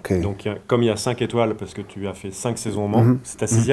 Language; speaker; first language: French; native; French